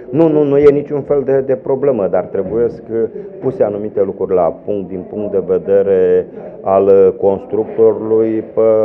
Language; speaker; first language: Romanian; native; Romanian